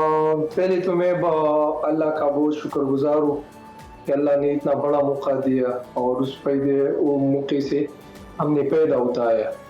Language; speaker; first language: Hindi; non-native, local second language; Pashto